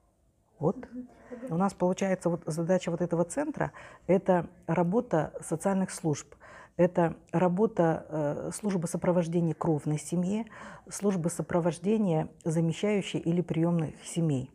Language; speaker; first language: Russian; native; Russian